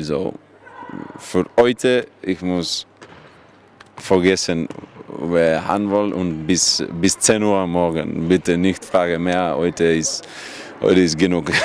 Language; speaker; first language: German; non-native, learner; Russian